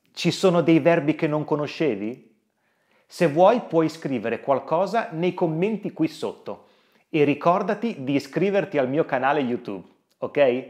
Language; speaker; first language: Italian; native; Italian